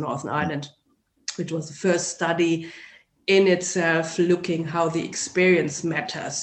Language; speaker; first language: English; non-native, fluent; German